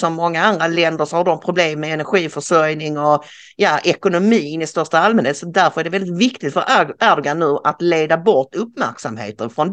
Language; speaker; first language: Swedish; native; Swedish